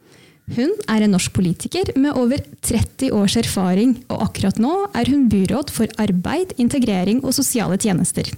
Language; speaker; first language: Norwegian; native; Norwegian